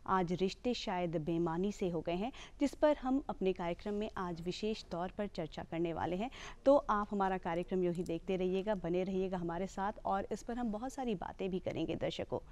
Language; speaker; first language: Hindi; native; Hindi